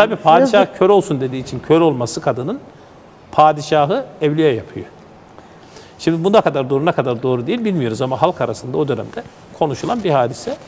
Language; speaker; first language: Turkish; native; Turkish